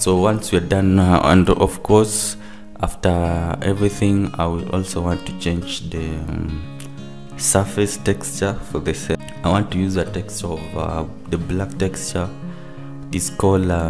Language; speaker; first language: English; non-native, local second language; Swahili